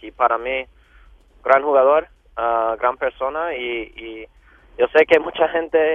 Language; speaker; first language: Spanish; non-native, local second language; English